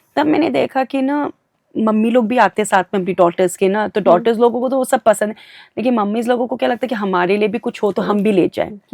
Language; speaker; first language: Hindi; native; Hindi